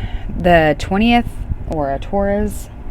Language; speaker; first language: English; native; English